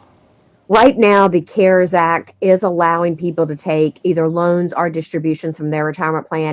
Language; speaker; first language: English; native; English